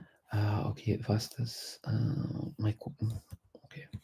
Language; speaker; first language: German; non-native, fluent; English